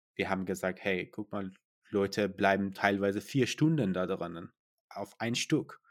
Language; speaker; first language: German; non-native, fluent; Persian